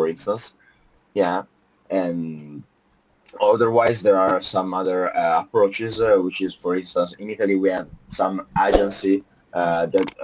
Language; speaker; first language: English; non-native, fluent; Italian